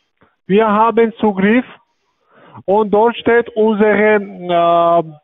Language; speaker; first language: German; non-native, learner; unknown